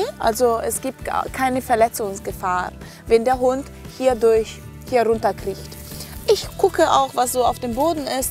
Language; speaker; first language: German; non-native, fluent; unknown